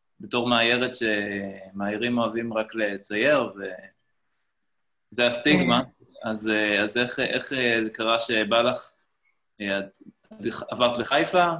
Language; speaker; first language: Hebrew; native; Hebrew